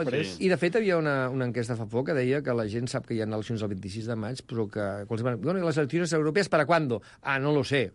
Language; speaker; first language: Catalan; native; Catalan